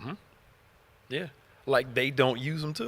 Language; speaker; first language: English; native; English